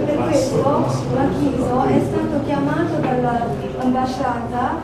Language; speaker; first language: Italian; non-native, learner; Japanese